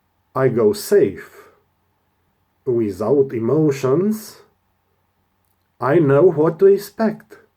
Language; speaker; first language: English; non-native, learner; Romanian